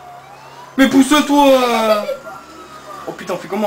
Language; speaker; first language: French; native; French